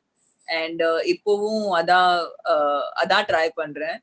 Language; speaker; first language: Tamil; non-native, local second language; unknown